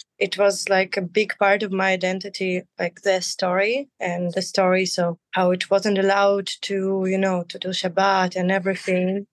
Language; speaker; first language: English; non-native, fluent; Russian